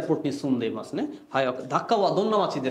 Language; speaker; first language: Japanese; non-native, fluent; Bangla